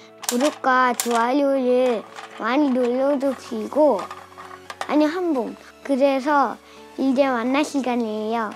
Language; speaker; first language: Korean; early bilingual, other home language; Russian